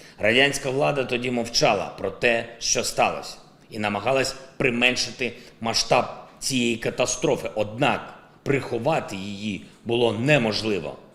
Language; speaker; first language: Ukrainian; non-native, local second language; Russian